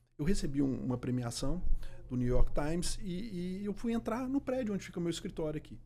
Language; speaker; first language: Portuguese; native; Portuguese